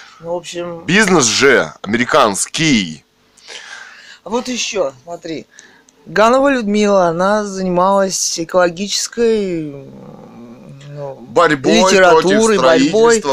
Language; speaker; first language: Russian; native; Russian